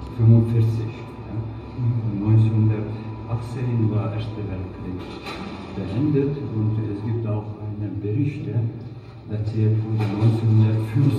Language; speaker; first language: German; non-native, fluent; Turkish